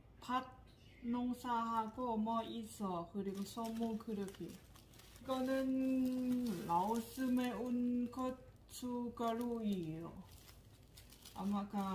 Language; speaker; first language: Korean; non-native, learner; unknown